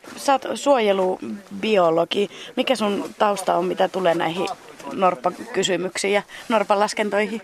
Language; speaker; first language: Finnish; native; Finnish